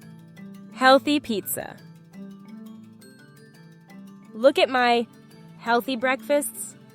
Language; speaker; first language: English; non-native, fluent; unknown